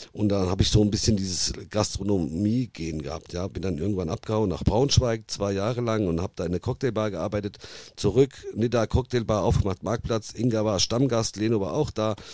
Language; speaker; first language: German; early bilingual, other home language; Italian